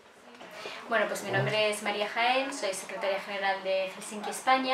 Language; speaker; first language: Spanish; native; Spanish